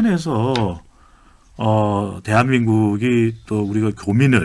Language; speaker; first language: Korean; native; Korean